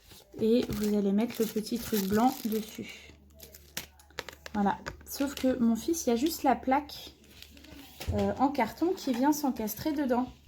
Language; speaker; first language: French; native; French